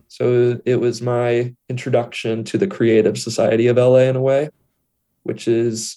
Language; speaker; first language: English; native; English